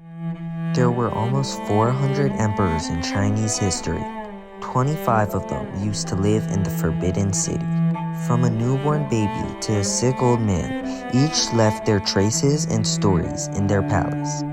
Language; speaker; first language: English; non-native, fluent; Chinese